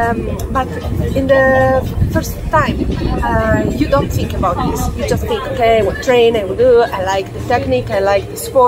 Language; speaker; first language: English; non-native, fluent; Italian